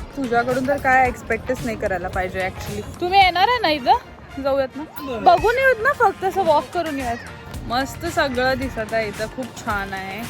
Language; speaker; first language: Marathi; non-native, local second language; Hindi